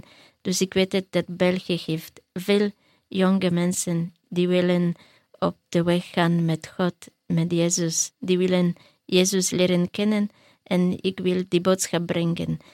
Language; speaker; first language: Dutch; non-native, learner; Polish